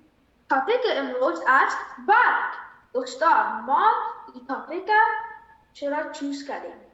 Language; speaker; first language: Persian; early bilingual, heritage; Persian